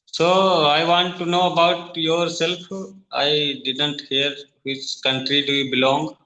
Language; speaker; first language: English; non-native, learner; Hindi